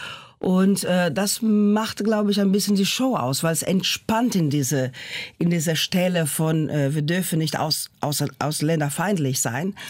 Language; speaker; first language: German; non-native, fluent; Portuguese